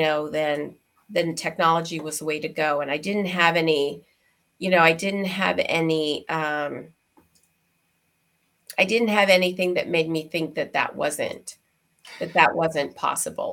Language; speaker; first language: English; native; English